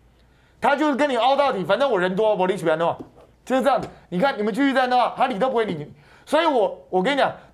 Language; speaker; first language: Chinese; native; Chinese